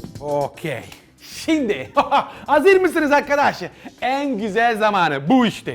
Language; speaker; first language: Turkish; non-native, learner; Italian